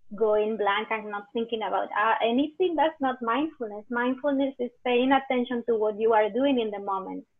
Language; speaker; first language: English; non-native, fluent; Spanish